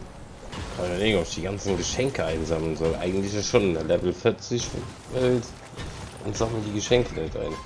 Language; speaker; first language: German; native; German